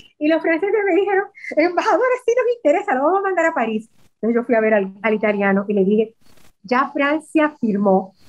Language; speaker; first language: Spanish; native; Spanish